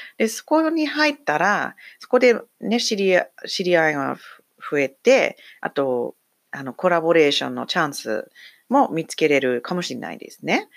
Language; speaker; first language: Japanese; non-native, fluent; English